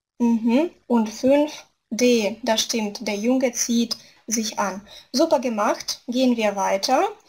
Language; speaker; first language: German; non-native, fluent; Russian